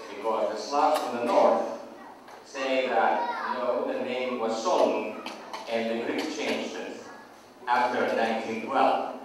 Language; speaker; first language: English; non-native, fluent; Greek